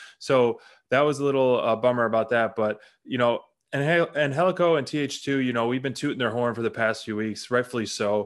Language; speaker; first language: English; native; English